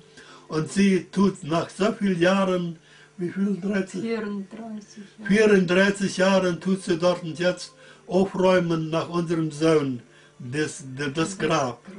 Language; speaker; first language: German; early bilingual, heritage; German